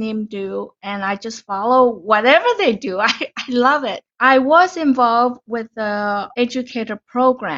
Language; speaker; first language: English; non-native, fluent; Chinese